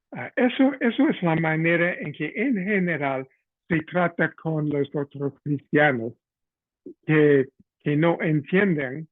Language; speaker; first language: Spanish; non-native, fluent; English